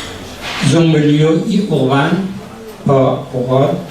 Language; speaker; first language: French; non-native, learner; Persian